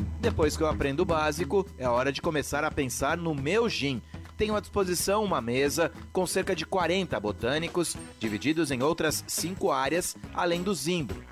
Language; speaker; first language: Portuguese; native; Portuguese